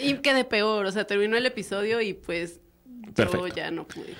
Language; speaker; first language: Spanish; native; Spanish